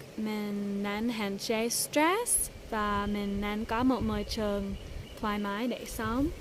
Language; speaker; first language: Vietnamese; early bilingual, heritage; English